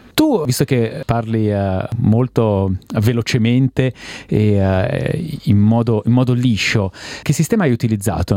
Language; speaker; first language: Italian; native; Italian